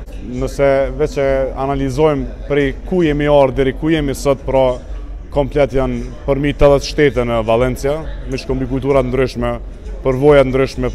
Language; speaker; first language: Albanian; native; Albanian